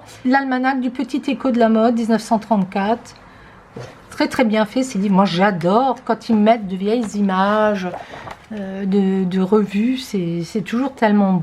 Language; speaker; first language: French; native; French